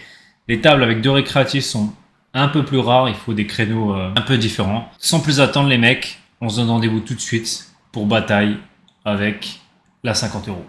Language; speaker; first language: French; native; French